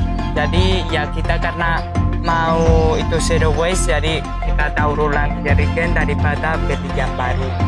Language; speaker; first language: Indonesian; non-native, fluent; Spanish